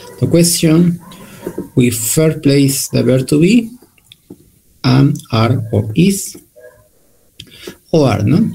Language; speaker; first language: English; non-native, learner; Spanish